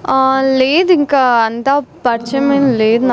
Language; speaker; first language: Telugu; non-native, learner; Kannada